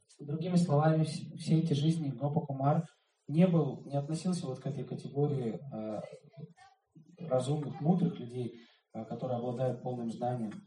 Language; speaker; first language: Russian; native; Russian